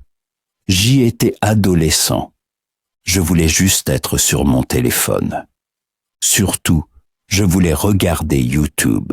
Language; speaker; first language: French; non-native, fluent; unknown